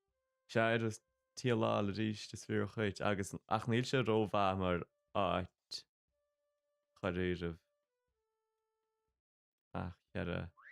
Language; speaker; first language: Irish; non-native, local second language; English